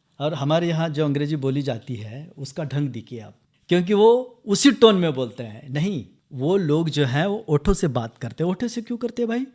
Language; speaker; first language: Hindi; non-native, local second language; Marathi